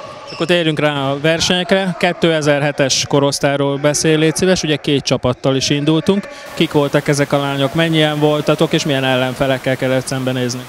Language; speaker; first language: Hungarian; native; Hungarian